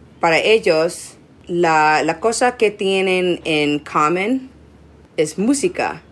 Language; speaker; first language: Spanish; non-native, learner; English